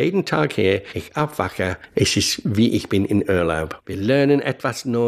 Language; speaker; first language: German; non-native, learner; English